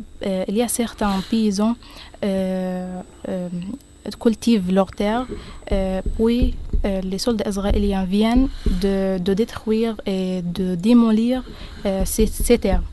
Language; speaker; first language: French; non-native, learner; Arabic